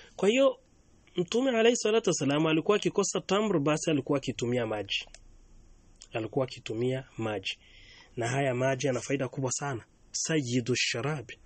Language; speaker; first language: Swahili; native; Swahili